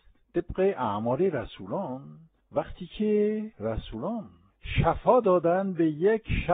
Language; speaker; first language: Persian; non-native, fluent; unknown